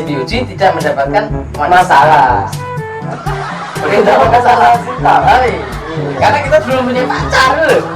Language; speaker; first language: Indonesian; non-native, local second language; Javanese